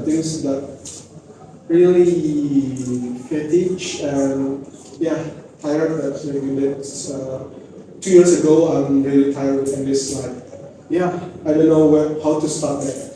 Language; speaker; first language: English; non-native, learner; Indonesian